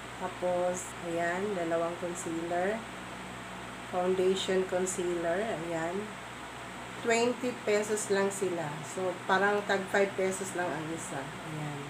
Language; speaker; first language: Filipino; non-native, local second language; Cebuano